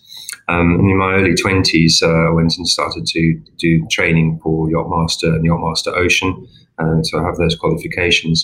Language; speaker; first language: English; native; English